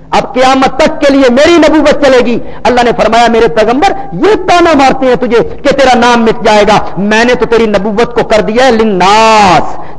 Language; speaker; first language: Urdu; non-native, local second language; Punjabi